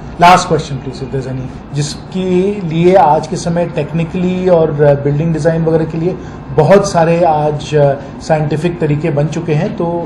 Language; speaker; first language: Hindi; native; Hindi